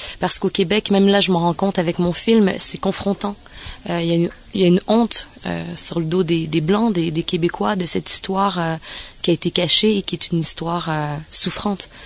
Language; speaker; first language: French; native; French